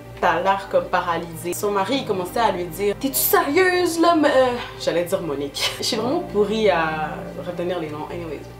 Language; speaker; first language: French; early bilingual, other home language; Lingala